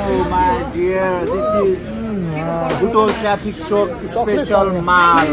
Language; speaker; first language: English; non-native, learner; Nepali